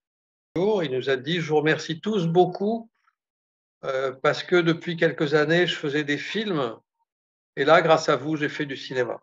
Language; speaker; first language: French; native; French